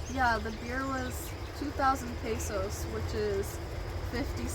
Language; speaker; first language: English; native; English